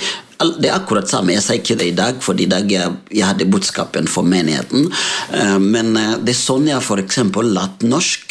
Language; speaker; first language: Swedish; non-native, fluent; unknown